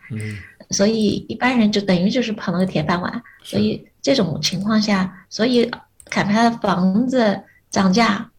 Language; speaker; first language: Chinese; native; Chinese